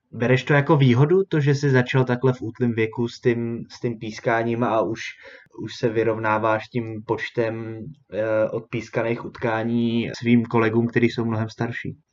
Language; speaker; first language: Czech; native; Czech